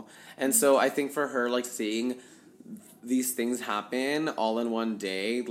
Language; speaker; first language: English; native; English